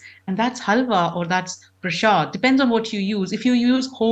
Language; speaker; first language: English; non-native, local second language; Punjabi